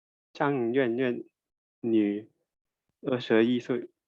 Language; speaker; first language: Chinese; non-native, learner; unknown